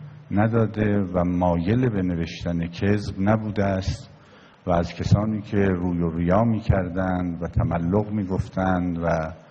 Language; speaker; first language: Persian; native; Persian